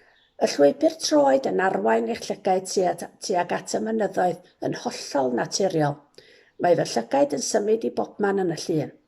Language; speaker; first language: Welsh; native; Welsh